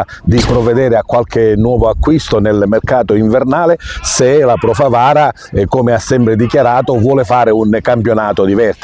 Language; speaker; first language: Italian; native; Italian